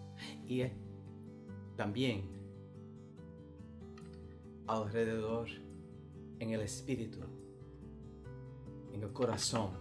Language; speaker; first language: Spanish; non-native, learner; English